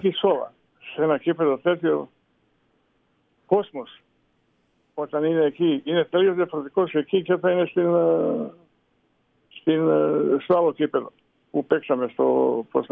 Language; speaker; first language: Greek; non-native, fluent; Serbian